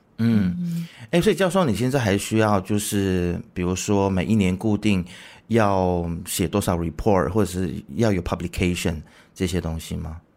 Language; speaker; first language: Chinese; native; Chinese